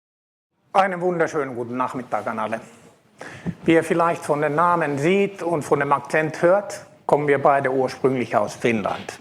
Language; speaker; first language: German; non-native, fluent; Finnish